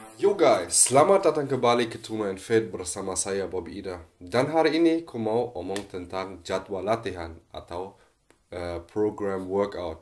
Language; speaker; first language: Indonesian; non-native, fluent; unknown